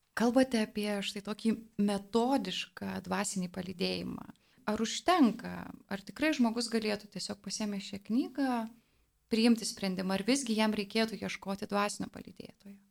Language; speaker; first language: Lithuanian; native; Lithuanian